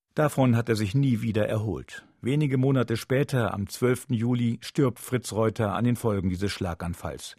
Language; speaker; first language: German; native; German